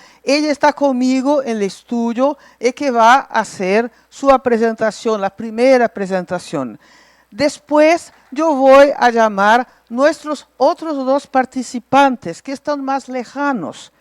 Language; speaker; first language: Spanish; non-native, local second language; Portuguese